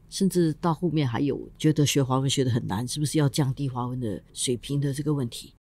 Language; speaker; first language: Chinese; native; Chinese